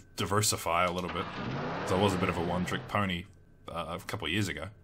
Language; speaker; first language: English; native; English